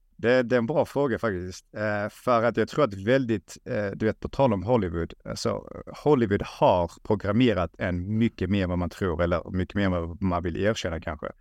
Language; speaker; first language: Swedish; early bilingual, other home language; Russian